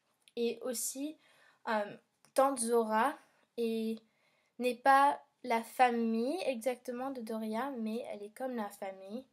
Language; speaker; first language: French; non-native, learner; English